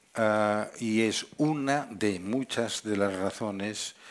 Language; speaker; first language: Spanish; non-native, local second language; Catalan